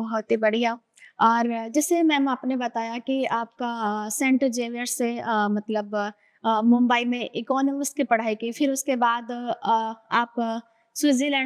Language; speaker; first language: Hindi; native; Hindi